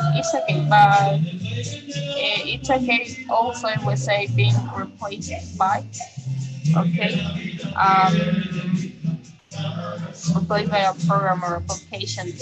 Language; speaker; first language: English; non-native, fluent; Spanish